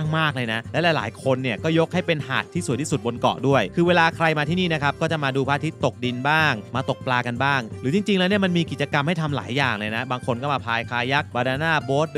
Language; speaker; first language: Thai; native; Thai